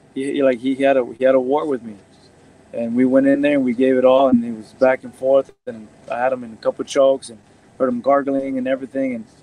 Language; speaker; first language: English; native; English